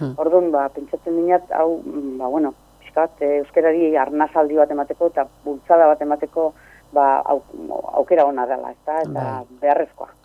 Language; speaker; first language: Basque; native; Basque